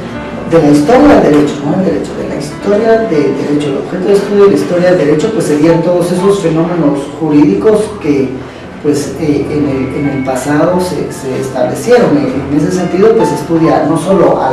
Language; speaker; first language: Spanish; native; Spanish